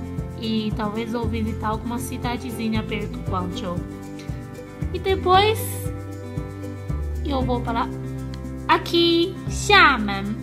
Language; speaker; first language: Portuguese; non-native, fluent; Chinese